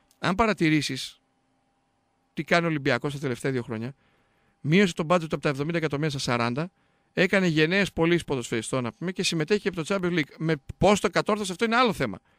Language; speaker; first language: Greek; native; Greek